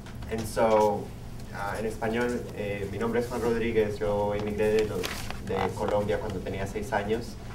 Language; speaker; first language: Spanish; early bilingual, heritage; Spanish